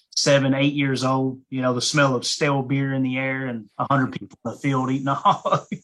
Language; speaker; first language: English; native; English